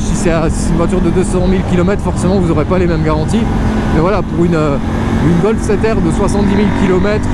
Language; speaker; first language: French; native; French